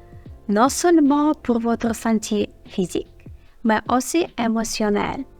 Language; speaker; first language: French; non-native, fluent; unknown